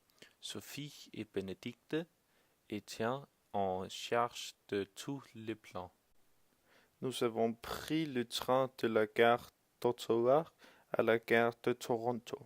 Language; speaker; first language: French; non-native, learner; Danish